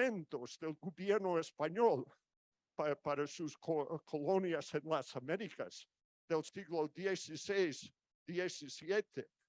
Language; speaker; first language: Spanish; non-native, fluent; English